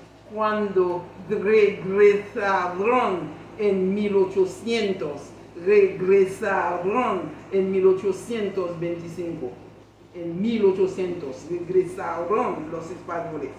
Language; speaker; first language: Spanish; non-native, learner; Haitian Creole